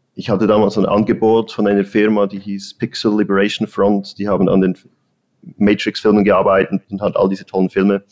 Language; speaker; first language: German; native; German